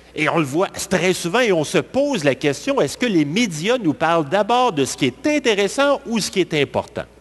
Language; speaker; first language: French; native; French